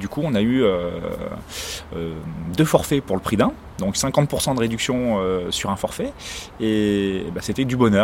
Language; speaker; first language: French; native; French